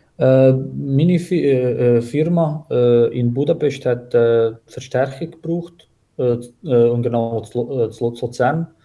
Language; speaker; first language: German; non-native, fluent; Croatian